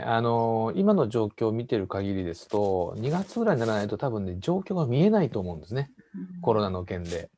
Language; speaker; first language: Japanese; native; Japanese